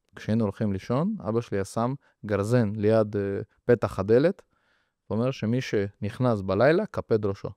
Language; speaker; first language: Hebrew; early bilingual, other home language; Russian